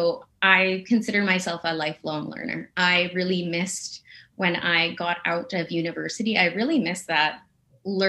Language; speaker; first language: English; native; English